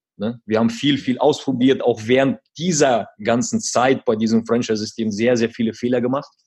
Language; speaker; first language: German; early bilingual, other home language; Russian